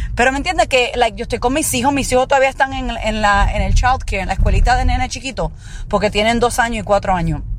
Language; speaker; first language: Spanish; early bilingual, heritage; Spanish